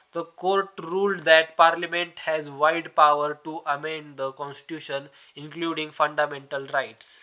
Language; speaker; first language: English; non-native, local second language; Marathi